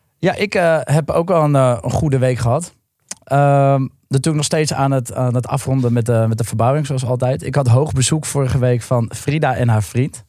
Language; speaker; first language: Dutch; native; Dutch